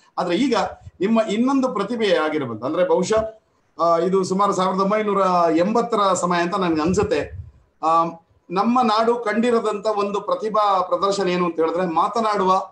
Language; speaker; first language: Kannada; native; Kannada